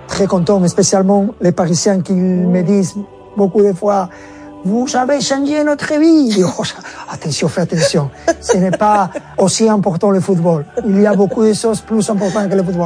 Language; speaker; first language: French; non-native, learner; Spanish